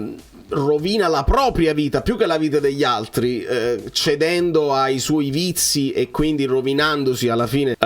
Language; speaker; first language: Italian; native; Italian